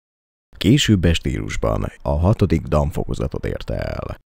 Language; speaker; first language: Hungarian; native; Hungarian